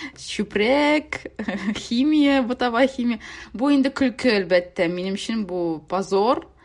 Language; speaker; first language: Tatar; native; Tatar